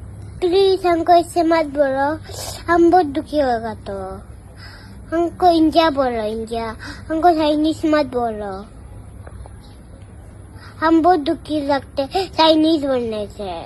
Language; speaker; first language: Hindi; non-native, local second language; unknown